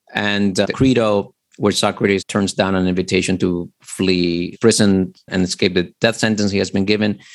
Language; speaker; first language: English; early bilingual, other home language; Spanish